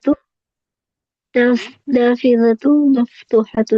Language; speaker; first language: Arabic; non-native, learner; Urdu